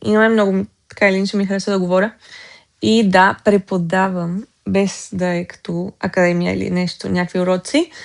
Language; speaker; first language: Bulgarian; early bilingual, heritage; Bulgarian